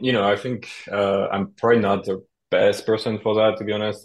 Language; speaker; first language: English; non-native, fluent; French